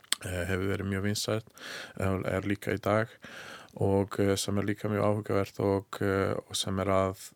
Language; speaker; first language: Icelandic; non-native, learner; Hungarian